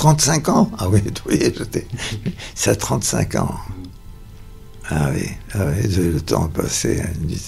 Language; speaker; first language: French; native; French